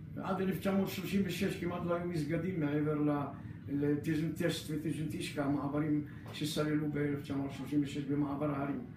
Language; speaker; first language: Hebrew; early bilingual, other home language; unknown